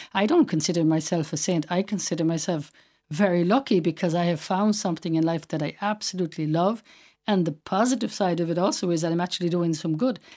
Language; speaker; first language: English; native; English